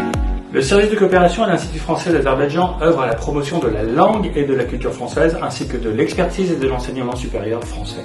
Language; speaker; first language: French; native; French